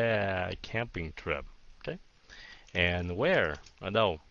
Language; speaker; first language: English; early bilingual, heritage; Vietnamese